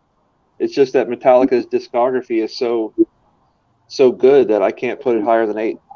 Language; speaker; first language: English; native; English